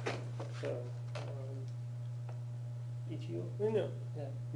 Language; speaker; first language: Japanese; non-native, learner; English